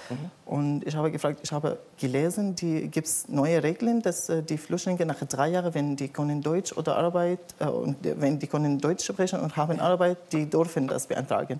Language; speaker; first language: German; non-native, learner; Arabic